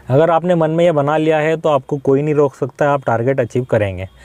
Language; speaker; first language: Hindi; native; Hindi